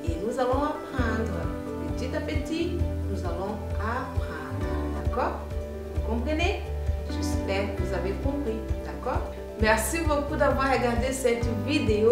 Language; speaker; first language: French; non-native, fluent; Portuguese